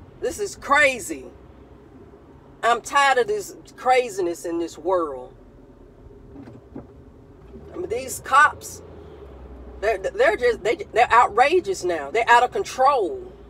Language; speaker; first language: English; native; English